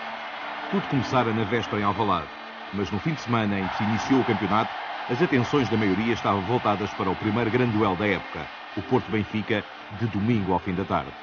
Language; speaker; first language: Portuguese; native; Portuguese